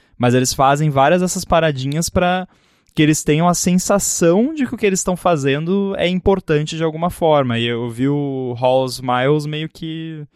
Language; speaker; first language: Portuguese; native; Portuguese